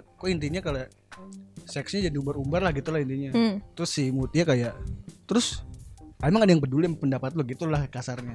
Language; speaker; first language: Indonesian; native; Indonesian